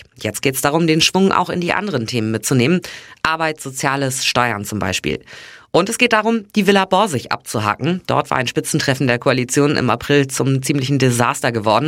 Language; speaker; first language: German; native; German